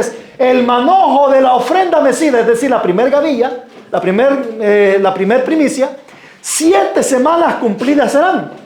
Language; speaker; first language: Spanish; native; Spanish